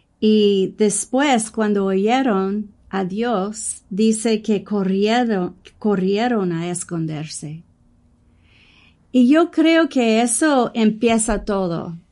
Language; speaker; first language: Spanish; non-native, learner; English